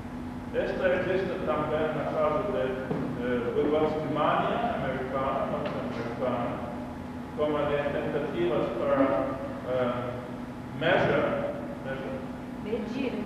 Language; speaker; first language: Portuguese; non-native, learner; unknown